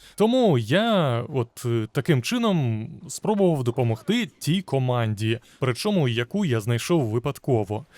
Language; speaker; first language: Ukrainian; non-native, local second language; Russian